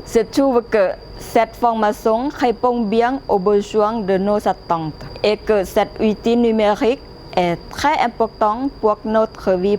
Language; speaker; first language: French; non-native, fluent; Lao